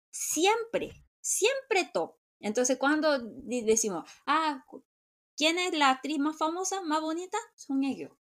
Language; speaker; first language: Spanish; non-native, fluent; Korean